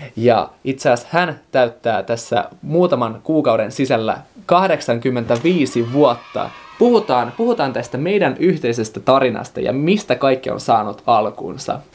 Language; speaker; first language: Finnish; non-native, fluent; Russian